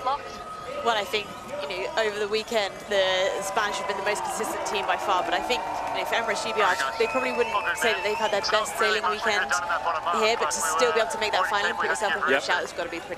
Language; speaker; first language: English; native; English